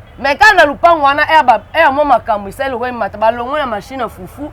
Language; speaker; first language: Lingala; native; Lingala